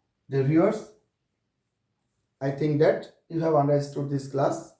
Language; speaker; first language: English; non-native, local second language; Bangla